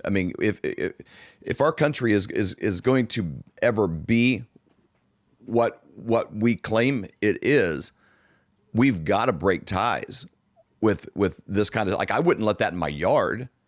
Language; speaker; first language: English; native; English